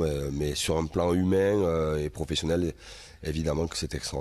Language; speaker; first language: French; native; French